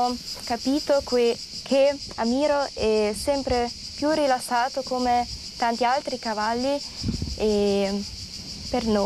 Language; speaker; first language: Italian; non-native, local second language; German